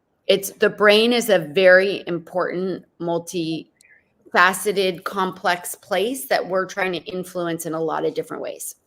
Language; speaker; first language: English; native; English